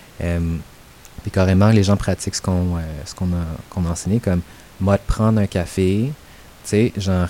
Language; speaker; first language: French; native; French